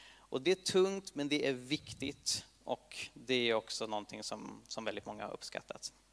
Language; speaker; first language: Swedish; native; Swedish